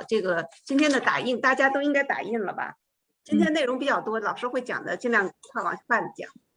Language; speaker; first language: Chinese; native; Chinese